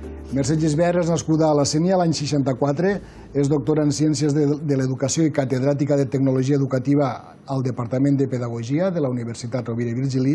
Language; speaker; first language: Catalan; native; Catalan